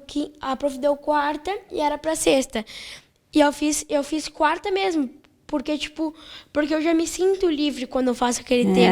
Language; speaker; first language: Portuguese; native; Portuguese